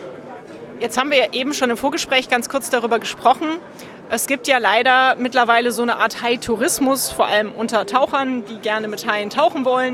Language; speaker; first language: German; native; German